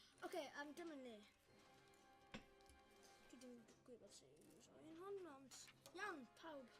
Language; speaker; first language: Welsh; non-native, local second language; English